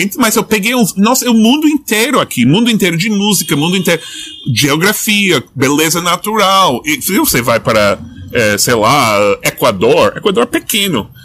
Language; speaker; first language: Portuguese; non-native, fluent; English